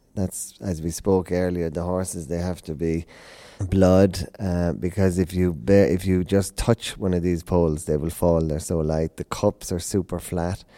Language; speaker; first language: English; native; English